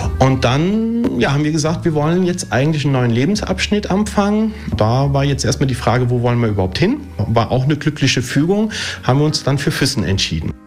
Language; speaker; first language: German; early bilingual, other home language; Italian